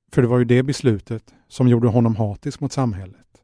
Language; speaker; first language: Swedish; native; Swedish